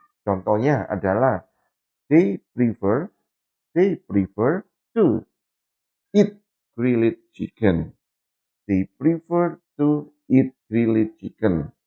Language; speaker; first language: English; non-native, learner; Indonesian